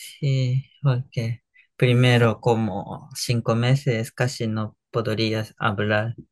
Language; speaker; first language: Spanish; non-native, learner; Japanese